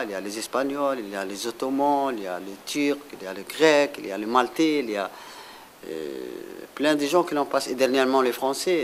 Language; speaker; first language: French; non-native, local second language; Arabic